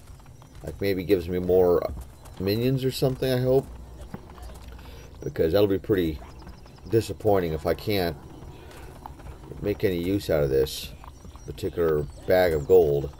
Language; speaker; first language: English; native; English